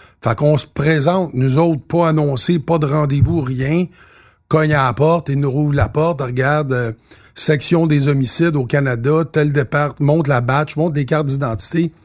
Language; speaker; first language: French; native; French